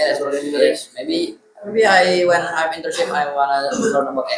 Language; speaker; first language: English; non-native, learner; Indonesian